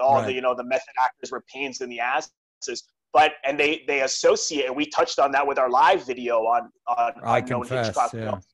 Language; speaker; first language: English; native; English